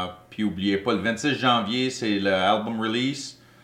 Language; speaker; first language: French; early bilingual, heritage; French